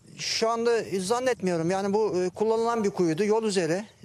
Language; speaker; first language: Turkish; native; Turkish